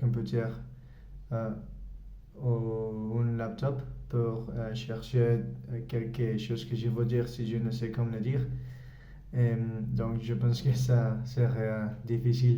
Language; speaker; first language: French; non-native, learner; Spanish